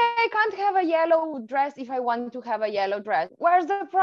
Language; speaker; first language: English; non-native, fluent; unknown